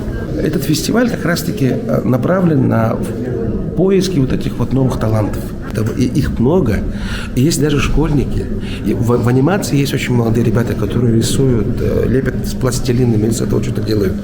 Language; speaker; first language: Russian; native; Russian